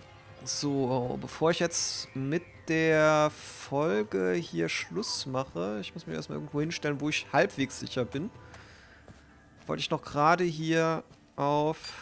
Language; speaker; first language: German; native; German